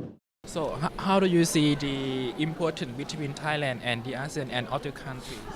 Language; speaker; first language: English; non-native, learner; Lao